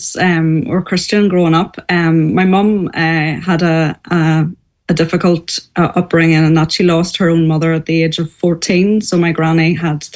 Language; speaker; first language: English; native; English